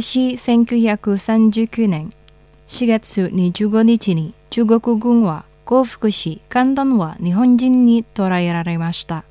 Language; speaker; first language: Japanese; non-native, fluent; Indonesian